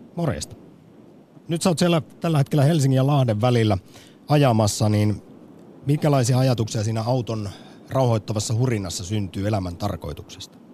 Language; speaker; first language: Finnish; native; Finnish